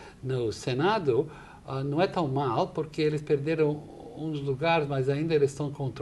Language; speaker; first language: Portuguese; non-native, fluent; English